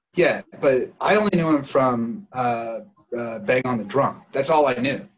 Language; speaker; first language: English; native; English